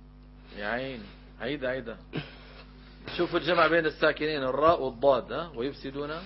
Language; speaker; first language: Arabic; native; Arabic